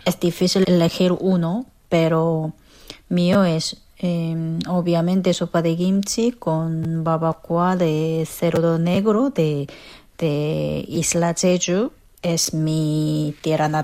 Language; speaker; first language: Spanish; non-native, fluent; Korean